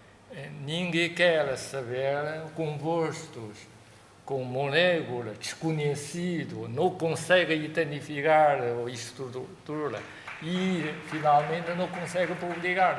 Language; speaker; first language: Portuguese; non-native, fluent; Chinese